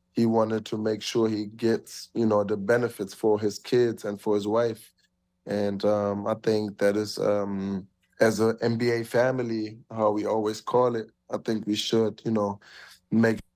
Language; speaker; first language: English; early bilingual, other home language; German